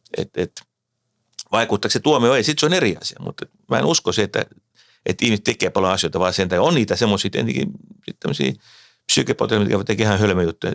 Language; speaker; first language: Finnish; native; Finnish